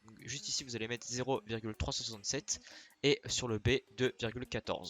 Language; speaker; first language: French; native; French